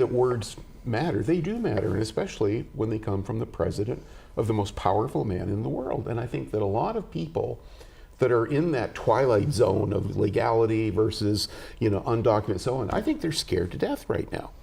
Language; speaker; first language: English; native; English